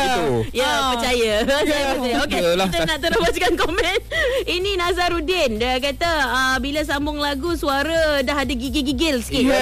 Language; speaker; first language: Malay; native; Malay